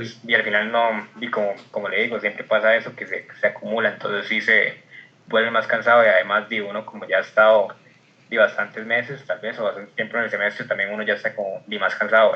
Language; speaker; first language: Spanish; native; Spanish